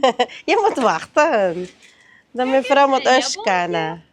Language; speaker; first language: Dutch; non-native, learner; Filipino